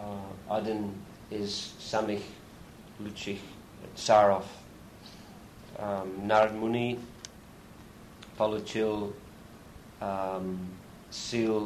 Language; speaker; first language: Russian; non-native, learner; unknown